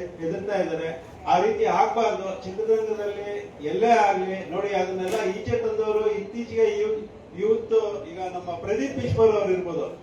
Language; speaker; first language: Kannada; non-native, local second language; Telugu